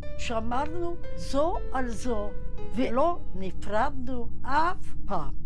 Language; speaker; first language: Hebrew; non-native, fluent; Polish